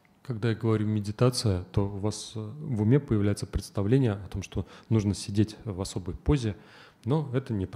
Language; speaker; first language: Russian; native; Russian